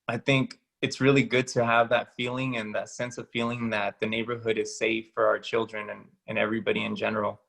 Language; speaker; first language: English; early bilingual, other home language; Spanish